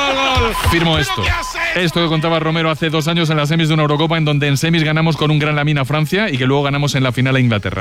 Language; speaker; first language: Spanish; native; Spanish